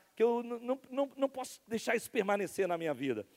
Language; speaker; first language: Portuguese; native; Portuguese